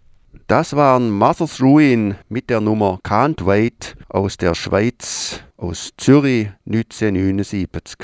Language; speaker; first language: German; native; German